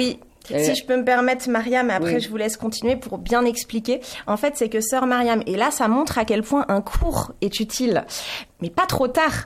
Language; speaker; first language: French; native; French